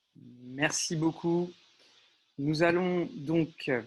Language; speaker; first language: French; native; French